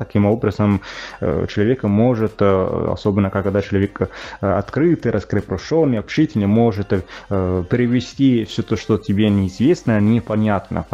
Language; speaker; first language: Russian; non-native, fluent; Italian